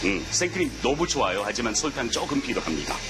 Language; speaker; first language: Korean; non-native, fluent; English